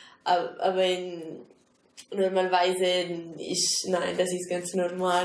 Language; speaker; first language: German; non-native, learner; Italian